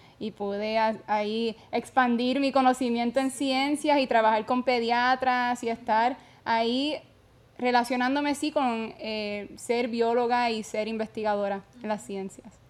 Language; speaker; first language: Spanish; native; Spanish